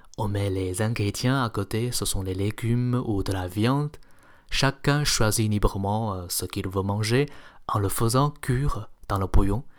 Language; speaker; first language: French; non-native, fluent; Chinese